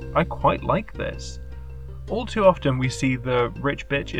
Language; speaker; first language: English; native; English